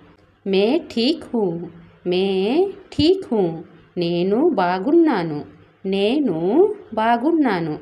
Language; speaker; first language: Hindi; non-native, local second language; Odia